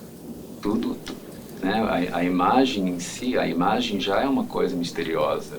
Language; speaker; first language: Portuguese; non-native, fluent; English